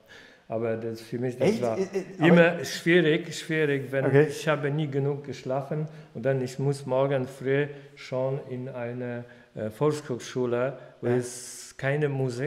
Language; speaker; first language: German; non-native, fluent; Polish